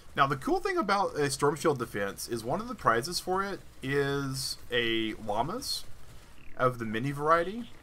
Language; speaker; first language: English; native; English